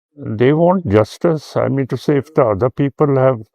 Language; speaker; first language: English; non-native, local second language; Punjabi